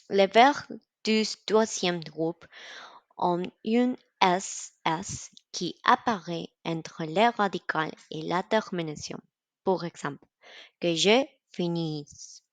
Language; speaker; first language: French; non-native, learner; Spanish